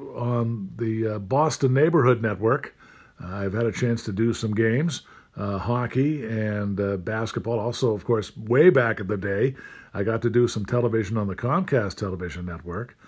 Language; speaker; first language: English; native; English